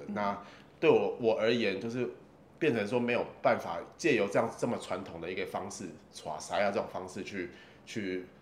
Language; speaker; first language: Chinese; native; Chinese